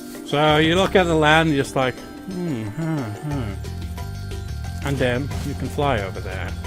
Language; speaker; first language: English; native; English